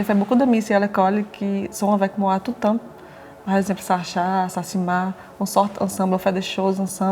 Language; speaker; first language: French; non-native, fluent; Portuguese